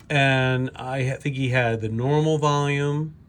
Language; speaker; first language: English; native; English